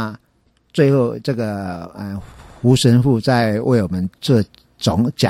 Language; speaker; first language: Chinese; native; Chinese